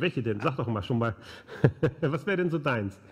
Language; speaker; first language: German; native; German